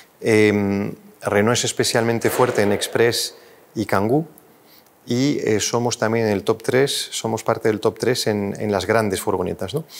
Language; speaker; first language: Spanish; non-native, fluent; French